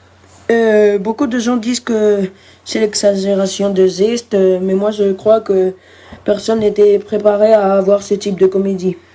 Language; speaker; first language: French; non-native, learner; Spanish